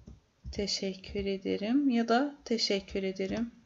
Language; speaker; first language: Turkish; non-native, fluent; Arabic